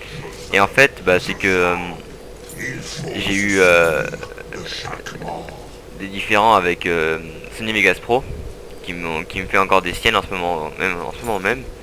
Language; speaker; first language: French; native; French